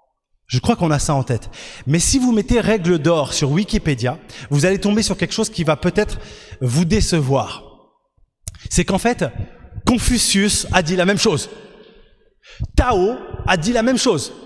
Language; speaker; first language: French; native; French